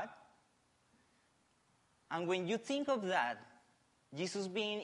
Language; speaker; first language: English; non-native, fluent; Spanish